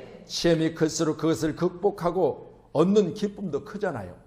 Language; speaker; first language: Korean; native; Korean